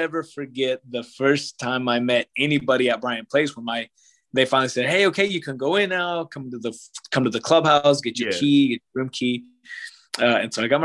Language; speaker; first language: English; native; English